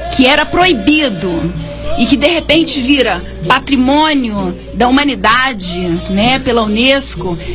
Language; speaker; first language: Portuguese; native; Portuguese